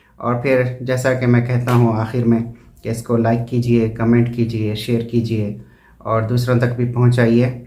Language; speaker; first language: Urdu; native; Urdu